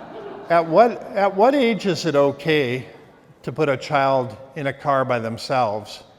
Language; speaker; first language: English; native; English